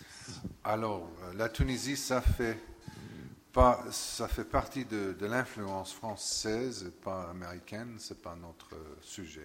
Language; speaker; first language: French; non-native, fluent; English